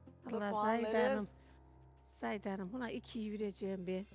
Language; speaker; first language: Turkish; native; Turkish